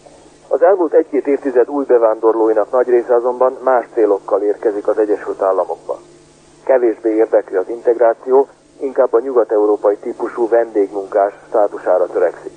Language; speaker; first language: Hungarian; native; Hungarian